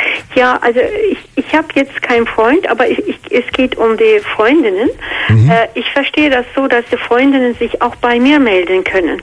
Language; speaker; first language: German; non-native, fluent; Georgian